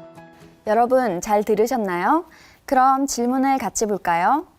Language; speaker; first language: Korean; native; Korean